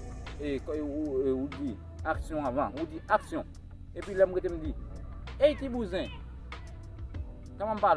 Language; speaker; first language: French; non-native, learner; Haitian Creole